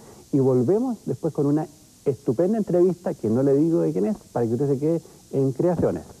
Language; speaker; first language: Spanish; native; Spanish